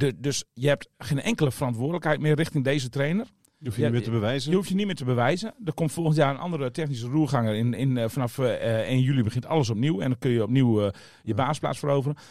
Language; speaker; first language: Dutch; native; Dutch